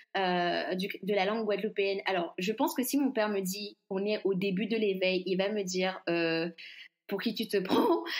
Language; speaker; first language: French; non-native, local second language; Guadeloupean Creole French